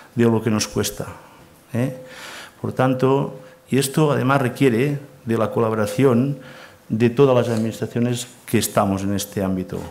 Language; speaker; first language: Spanish; non-native, local second language; Catalan